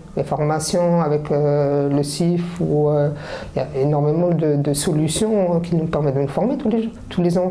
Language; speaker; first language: French; early bilingual, other home language; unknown